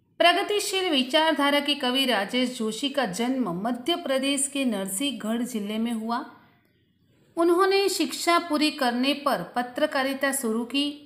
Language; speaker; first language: Hindi; non-native, local second language; Gujarati